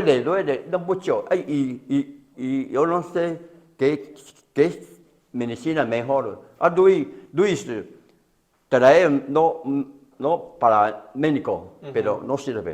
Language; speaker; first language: Spanish; non-native, learner; Chinese